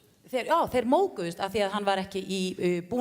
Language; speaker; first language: Icelandic; native; Icelandic